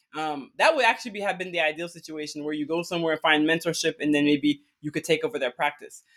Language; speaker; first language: English; early bilingual, other home language; Akan